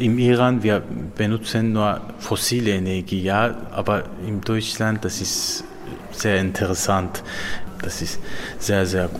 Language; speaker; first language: German; non-native, learner; Persian